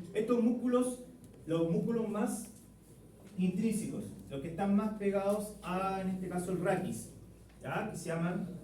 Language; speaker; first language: Spanish; native; Spanish